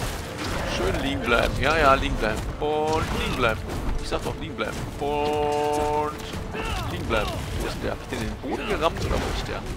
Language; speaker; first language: German; native; German